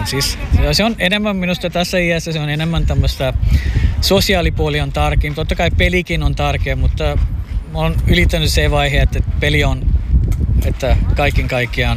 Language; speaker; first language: Finnish; non-native, fluent; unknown